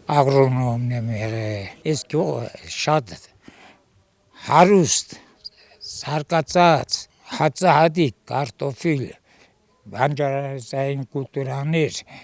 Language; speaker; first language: Armenian; native; Armenian